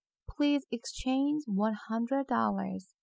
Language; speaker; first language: English; non-native, fluent; Korean